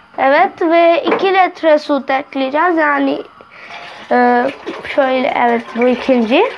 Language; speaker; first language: Turkish; non-native, learner; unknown